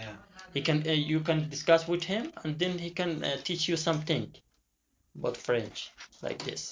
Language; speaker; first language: English; non-native, learner; Persian